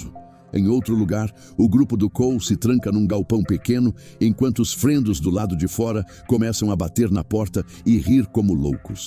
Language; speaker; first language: Portuguese; native; Portuguese